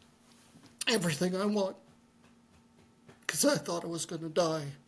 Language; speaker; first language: English; native; English